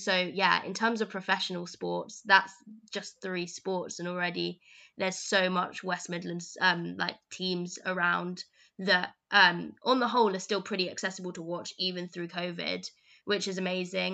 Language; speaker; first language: English; native; English